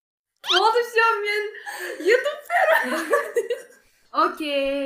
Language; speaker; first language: Russian; non-native, local second language; Kazakh